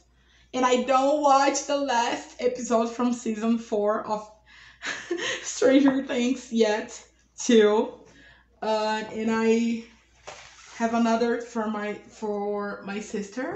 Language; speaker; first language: English; non-native, learner; Portuguese